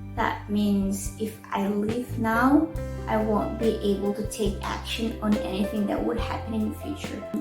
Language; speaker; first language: English; non-native, fluent; Korean